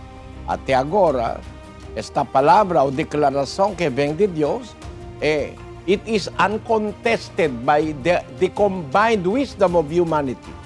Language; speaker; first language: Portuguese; non-native, learner; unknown